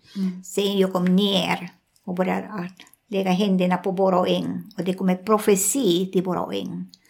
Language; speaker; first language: Swedish; non-native, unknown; Spanish